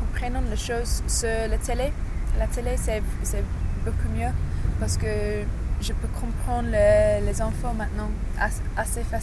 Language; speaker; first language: French; non-native, learner; English